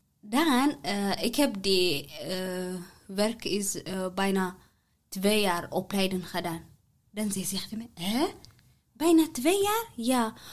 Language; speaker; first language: Dutch; non-native, learner; Tigrinya